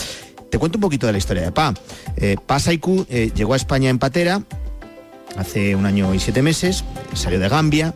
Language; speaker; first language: Spanish; native; Spanish